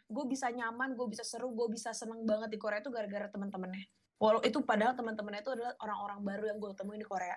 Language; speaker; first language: Indonesian; native; Indonesian